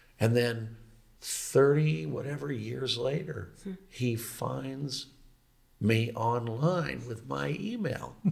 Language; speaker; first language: English; native; English